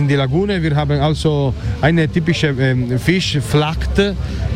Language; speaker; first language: German; non-native, learner; Italian